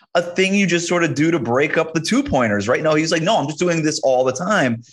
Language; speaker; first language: English; native; English